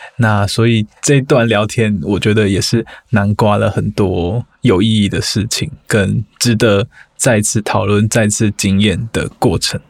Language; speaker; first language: Chinese; native; Chinese